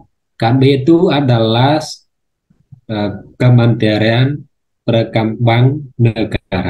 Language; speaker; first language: Indonesian; non-native, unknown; Khmer